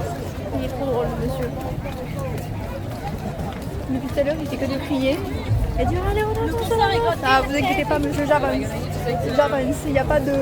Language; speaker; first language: French; native; French